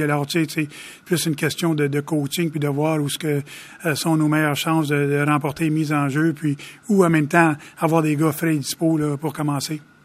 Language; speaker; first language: French; native; French